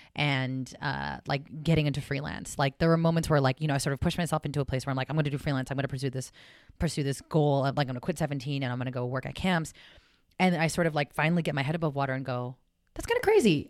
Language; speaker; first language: English; native; English